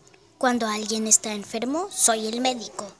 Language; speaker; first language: Spanish; early bilingual, heritage; Spanish